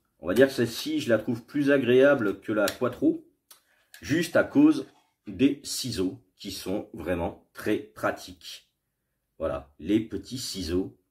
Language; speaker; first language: French; native; French